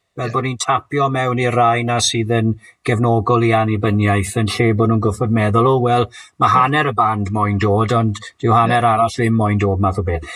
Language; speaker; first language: Welsh; native; Welsh